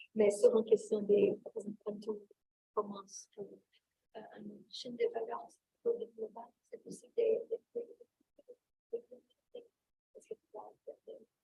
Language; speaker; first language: French; non-native, learner; Portuguese